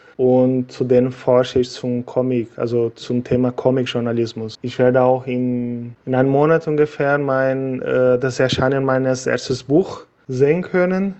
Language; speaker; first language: German; non-native, fluent; Portuguese